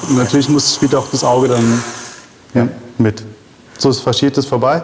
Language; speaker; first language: German; early bilingual, other home language; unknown